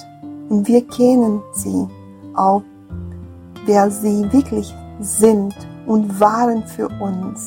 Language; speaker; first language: German; non-native, fluent; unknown